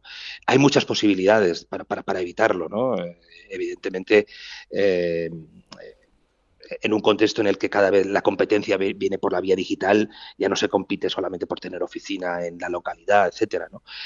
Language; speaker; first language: Spanish; native; Spanish